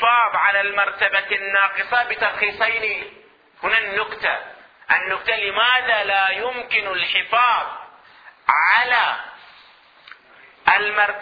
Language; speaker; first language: Arabic; native; Arabic